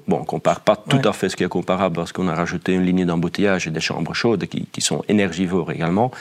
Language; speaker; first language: French; non-native, fluent; Dutch